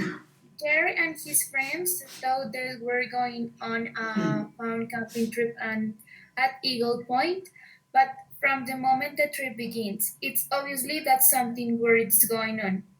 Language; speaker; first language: English; non-native, learner; Spanish